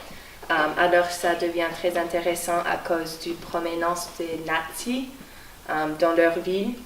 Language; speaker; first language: French; non-native, learner; English